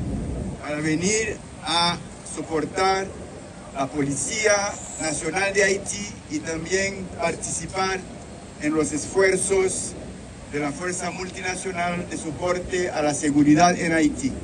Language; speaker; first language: Spanish; non-native, fluent; Haitian Creole